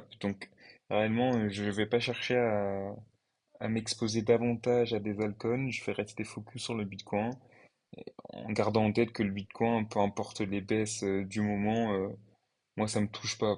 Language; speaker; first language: French; native; French